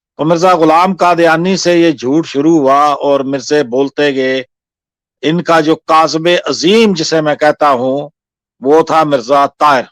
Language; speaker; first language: Urdu; non-native, local second language; Punjabi